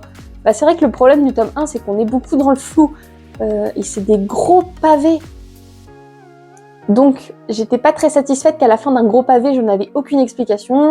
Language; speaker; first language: French; native; French